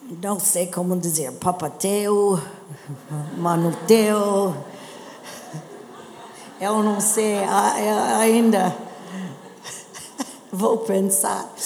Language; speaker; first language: Portuguese; non-native, learner; English